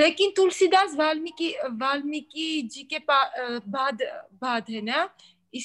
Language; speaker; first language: Hindi; non-native, learner; Armenian